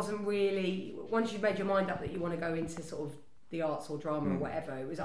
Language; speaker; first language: English; native; English